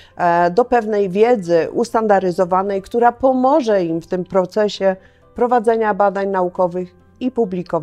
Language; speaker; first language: Polish; native; Polish